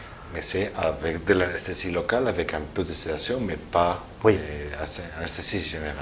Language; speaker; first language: French; non-native, learner; Spanish